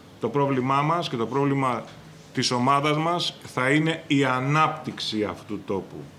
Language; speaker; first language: Greek; native; Greek